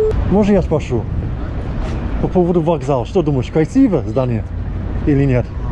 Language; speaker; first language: Russian; non-native, fluent; English